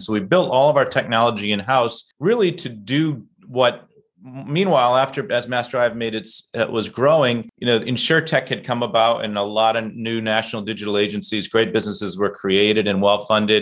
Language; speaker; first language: English; native; English